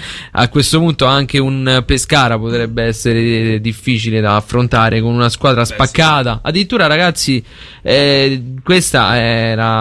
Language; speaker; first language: Italian; native; Italian